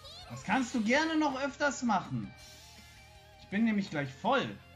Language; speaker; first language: German; native; German